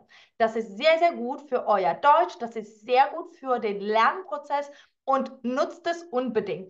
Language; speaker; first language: German; non-native, fluent; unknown